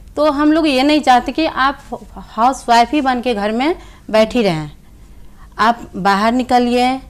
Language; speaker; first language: Hindi; native; Hindi